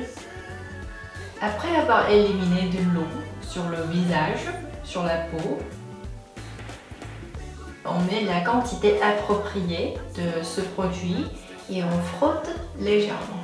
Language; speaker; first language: French; non-native, fluent; Korean